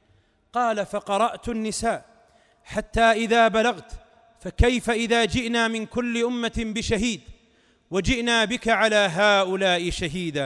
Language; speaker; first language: Arabic; native; Arabic